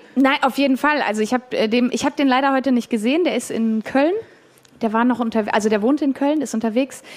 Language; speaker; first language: German; native; German